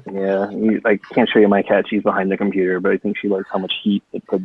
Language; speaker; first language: English; native; English